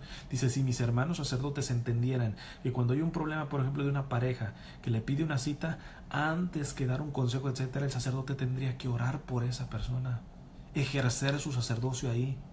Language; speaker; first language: Spanish; native; Spanish